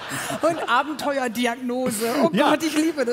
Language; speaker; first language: German; native; German